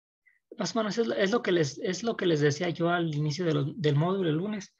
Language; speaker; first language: Spanish; native; Spanish